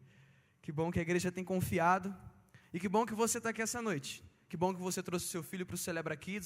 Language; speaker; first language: Portuguese; native; Portuguese